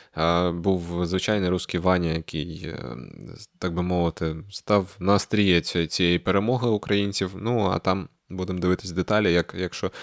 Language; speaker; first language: Ukrainian; non-native, local second language; Russian